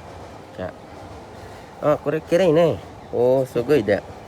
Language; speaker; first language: Japanese; non-native, learner; Filipino